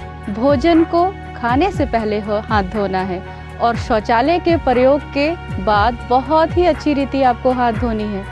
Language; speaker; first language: Hindi; native; Hindi